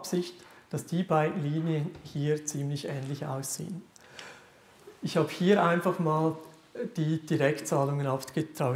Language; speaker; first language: German; native; German